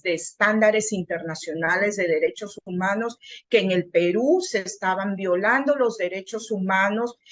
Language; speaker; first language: Spanish; native; Spanish